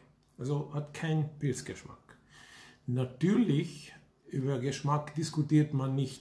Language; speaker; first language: German; non-native, fluent; Hungarian